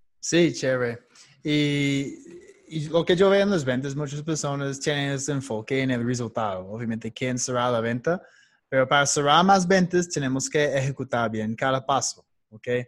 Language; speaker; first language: Spanish; non-native, fluent; English